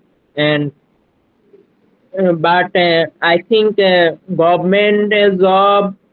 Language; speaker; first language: English; non-native, learner; Bangla